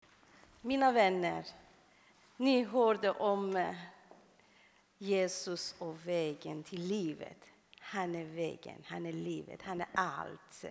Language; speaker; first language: Swedish; non-native, fluent; Persian